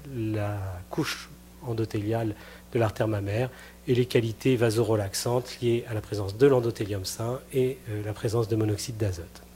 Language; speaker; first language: French; native; French